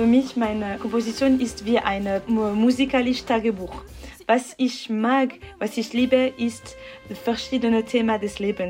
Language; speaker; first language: German; non-native, local second language; French